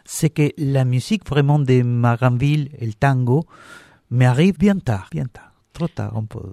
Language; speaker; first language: French; non-native, learner; Spanish